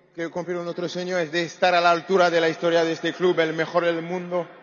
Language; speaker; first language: Spanish; non-native, learner; French